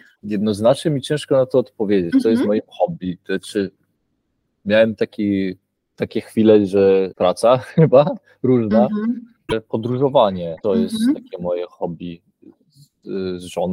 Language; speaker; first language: Polish; early bilingual, heritage; Polish